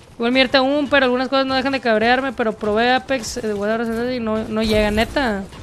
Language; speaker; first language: Spanish; native; Spanish